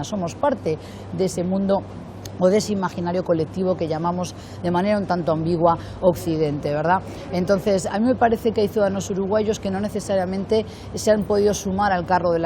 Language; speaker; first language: Spanish; native; Spanish